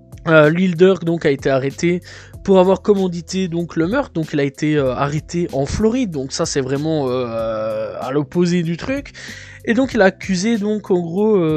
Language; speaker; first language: French; native; French